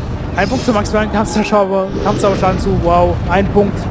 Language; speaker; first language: German; native; German